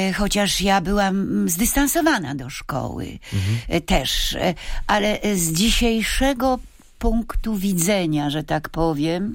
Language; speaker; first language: Polish; native; Polish